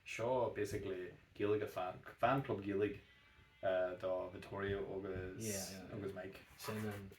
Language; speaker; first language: Irish; native; Irish